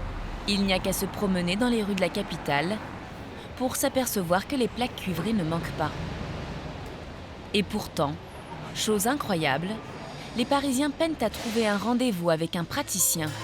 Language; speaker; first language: French; native; French